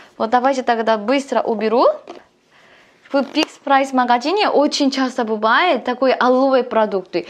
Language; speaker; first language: Russian; non-native, learner; Korean